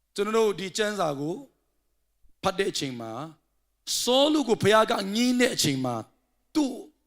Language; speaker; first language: Burmese; non-native, local second language; Tedim Chin